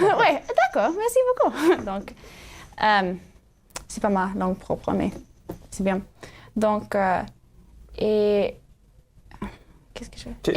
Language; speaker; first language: French; non-native, learner; English